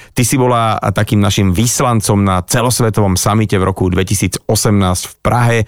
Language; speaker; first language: Slovak; native; Slovak